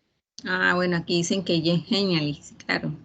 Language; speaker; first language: Spanish; native; Spanish